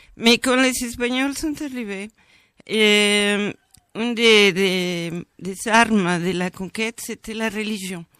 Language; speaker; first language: French; non-native, fluent; Spanish